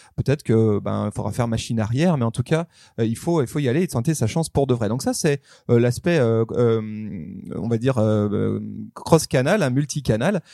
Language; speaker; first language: French; native; French